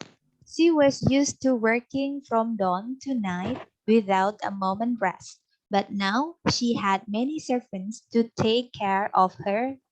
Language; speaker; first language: English; non-native, fluent; Indonesian